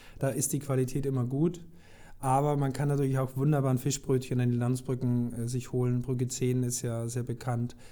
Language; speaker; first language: German; native; German